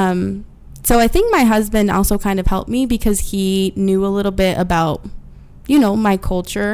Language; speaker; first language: English; early bilingual, other home language; Spanish